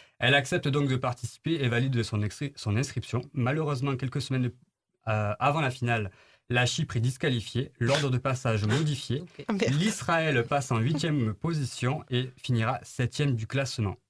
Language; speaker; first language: French; native; French